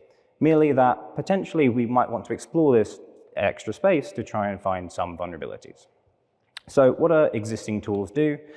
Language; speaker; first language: English; native; English